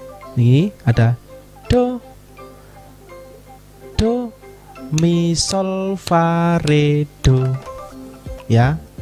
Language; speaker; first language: Indonesian; native; Indonesian